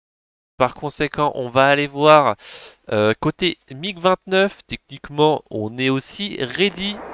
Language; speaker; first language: French; native; French